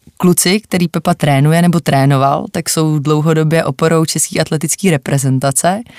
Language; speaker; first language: Czech; native; Czech